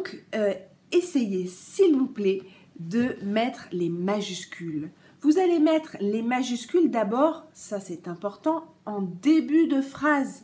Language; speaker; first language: French; native; French